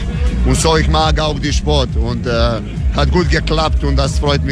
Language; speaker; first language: German; non-native, learner; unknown